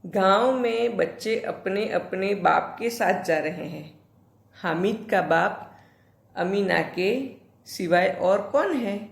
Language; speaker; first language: Hindi; non-native, local second language; Gujarati